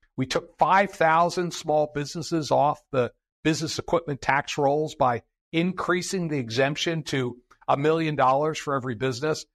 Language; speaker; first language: English; native; English